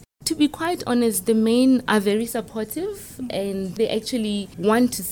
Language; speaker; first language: English; non-native, local second language; Tswana